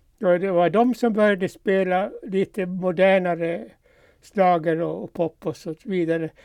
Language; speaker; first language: Swedish; native; Swedish